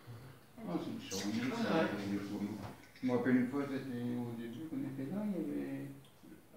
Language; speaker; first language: French; native; French